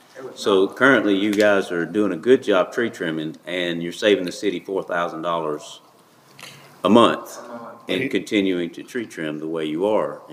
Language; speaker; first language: English; native; English